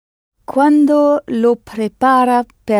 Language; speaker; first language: Italian; non-native, learner; French